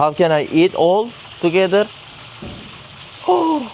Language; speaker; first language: English; non-native, learner; Turkish